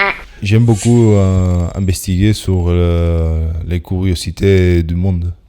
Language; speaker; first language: French; non-native, fluent; Spanish